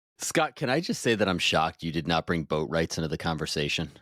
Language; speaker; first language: English; native; English